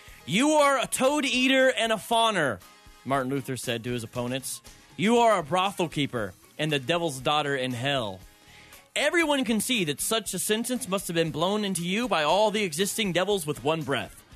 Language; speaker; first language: English; native; English